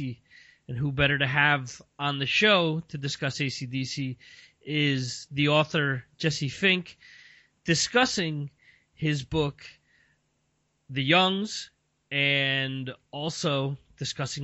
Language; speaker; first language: English; native; English